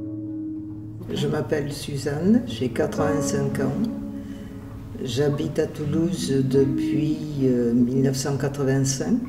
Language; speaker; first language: French; native; French